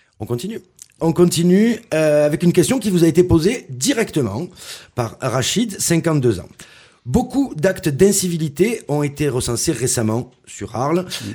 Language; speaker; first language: French; native; French